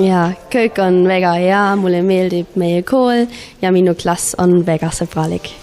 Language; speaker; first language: Estonian; non-native, learner; German